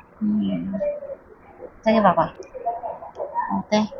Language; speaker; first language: Korean; non-native, learner; Vietnamese